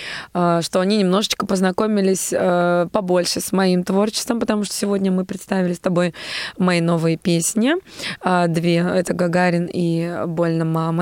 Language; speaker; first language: Russian; native; Russian